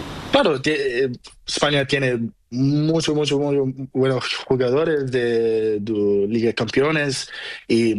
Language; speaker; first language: Spanish; non-native, learner; Portuguese